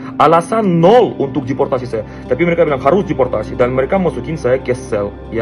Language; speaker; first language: Indonesian; non-native, fluent; Russian